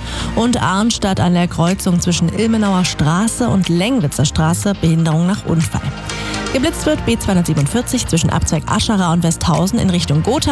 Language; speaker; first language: German; native; German